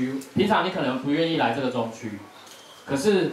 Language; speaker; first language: Chinese; native; Chinese